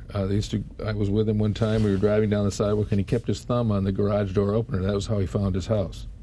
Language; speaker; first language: English; native; English